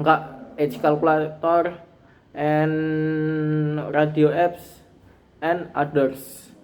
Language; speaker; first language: English; non-native, learner; Indonesian